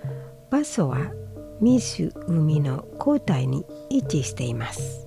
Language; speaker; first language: Japanese; non-native, fluent; Indonesian